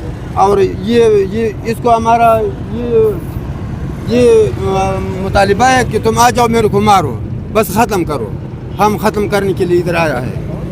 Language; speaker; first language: Hindi; non-native, local second language; Pashto